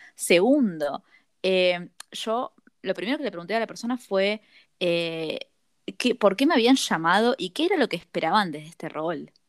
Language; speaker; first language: Spanish; native; Spanish